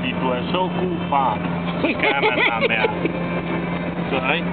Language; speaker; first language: Danish; non-native, learner; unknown